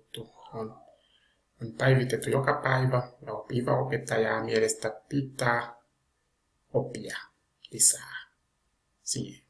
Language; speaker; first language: Finnish; non-native, learner; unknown